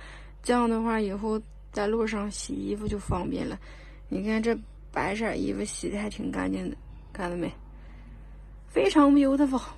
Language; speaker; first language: Chinese; native; Chinese